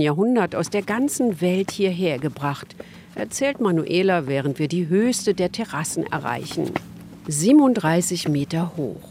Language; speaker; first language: German; native; German